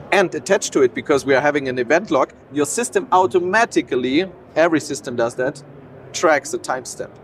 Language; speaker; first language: English; non-native, fluent; German